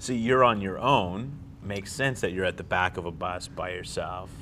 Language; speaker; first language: English; native; English